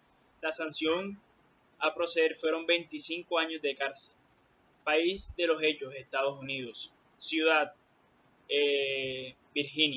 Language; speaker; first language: Spanish; native; Spanish